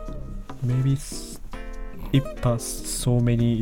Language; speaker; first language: English; non-native, learner; Japanese